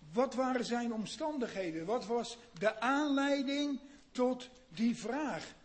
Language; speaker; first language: Dutch; native; Dutch